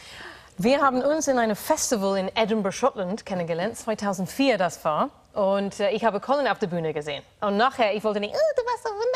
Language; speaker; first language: German; non-native, fluent; English